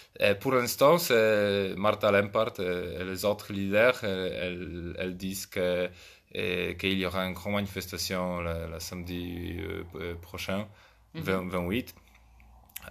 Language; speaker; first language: French; non-native, fluent; Polish